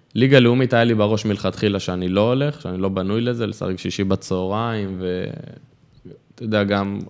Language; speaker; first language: Hebrew; native; Hebrew